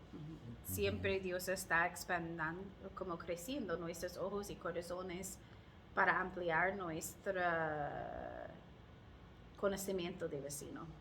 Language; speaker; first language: Spanish; non-native, learner; English